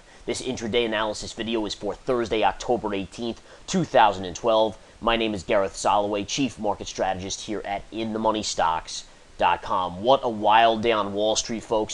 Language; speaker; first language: English; native; English